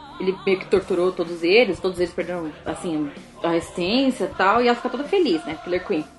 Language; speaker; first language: Portuguese; native; Portuguese